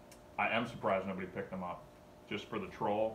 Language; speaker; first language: English; native; English